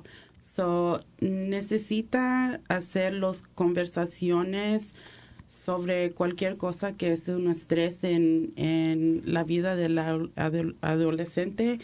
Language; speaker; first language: Spanish; early bilingual, heritage; English